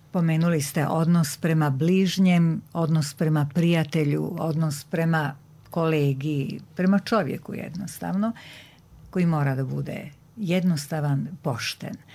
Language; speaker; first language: Croatian; native; Croatian